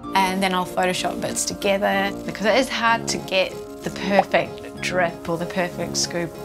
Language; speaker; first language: English; native; English